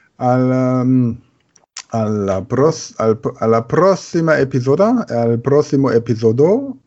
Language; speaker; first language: Italian; non-native, learner; German